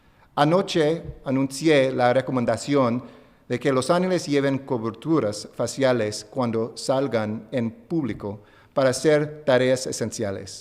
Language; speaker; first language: Spanish; non-native, fluent; English